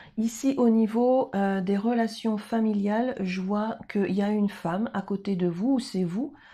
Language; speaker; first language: French; native; French